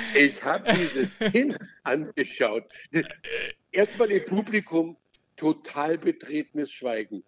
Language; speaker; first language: German; native; German